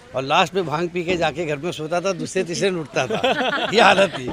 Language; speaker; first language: Hindi; native; Hindi